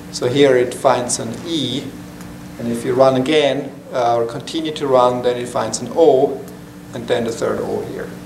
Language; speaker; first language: English; non-native, fluent; German